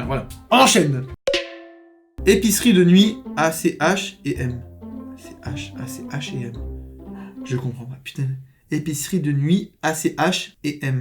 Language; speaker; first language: French; native; French